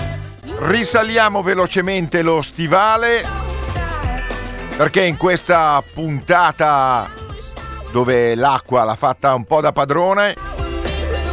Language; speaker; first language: Italian; native; Italian